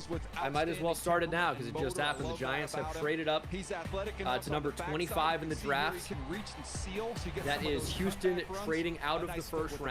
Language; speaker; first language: English; native; English